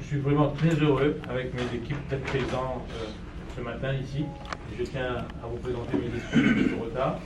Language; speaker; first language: French; native; French